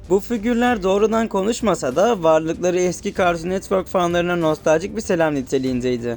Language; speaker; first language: Turkish; native; Turkish